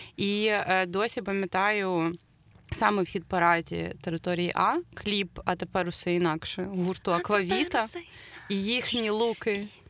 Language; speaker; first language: Ukrainian; native; Ukrainian